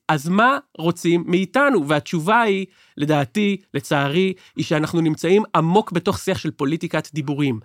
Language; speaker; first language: Hebrew; native; Hebrew